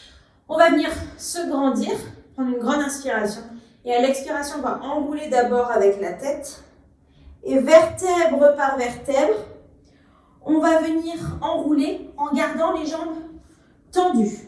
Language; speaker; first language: French; native; French